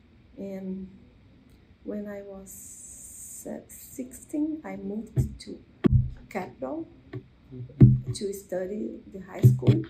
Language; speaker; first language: English; non-native, learner; Portuguese